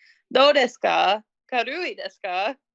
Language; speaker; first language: Japanese; non-native, learner; English